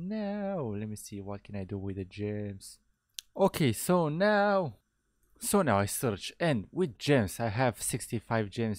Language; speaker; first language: English; non-native, fluent; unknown